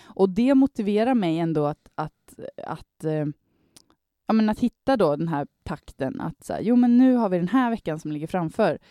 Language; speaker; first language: Swedish; native; Swedish